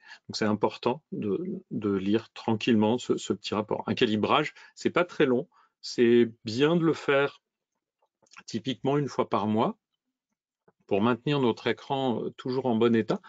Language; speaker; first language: French; native; French